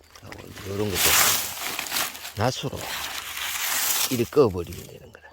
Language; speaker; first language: Korean; native; Korean